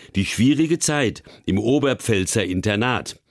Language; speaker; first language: German; early bilingual, other home language; Hungarian